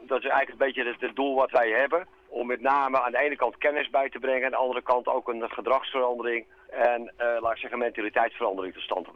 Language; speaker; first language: Dutch; native; Dutch